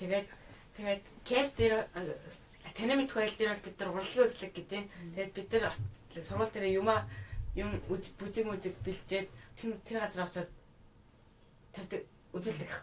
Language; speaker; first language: Mongolian; early bilingual, heritage; Mongolian